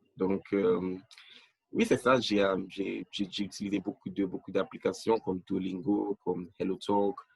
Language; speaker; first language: French; non-native, fluent; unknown